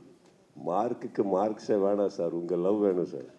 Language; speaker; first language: Tamil; non-native, learner; Kannada